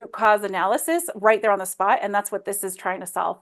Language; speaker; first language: English; native; English